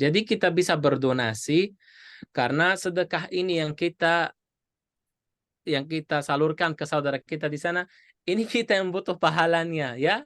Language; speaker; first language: Indonesian; non-native, fluent; Arabic